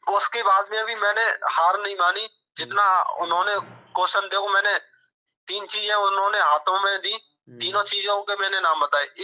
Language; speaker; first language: Hindi; native; Hindi